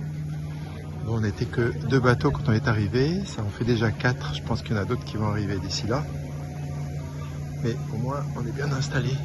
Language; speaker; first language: French; native; French